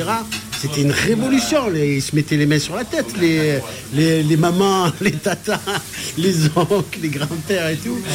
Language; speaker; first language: French; early bilingual, other home language; Arabic